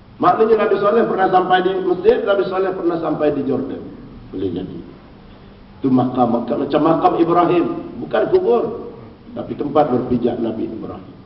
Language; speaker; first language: Malay; native; Malay